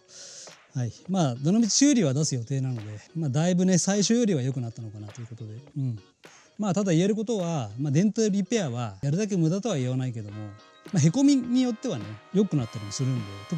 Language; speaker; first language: Japanese; native; Japanese